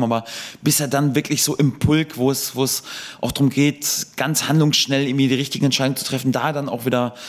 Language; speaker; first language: German; native; German